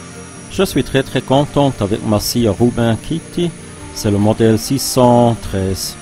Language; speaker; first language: French; non-native, local second language; German